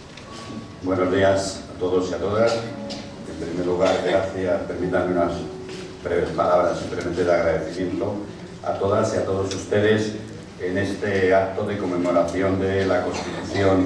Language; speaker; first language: Spanish; native; Spanish